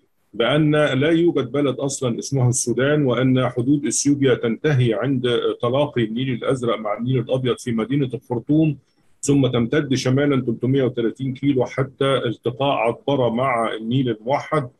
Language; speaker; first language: Arabic; native; Arabic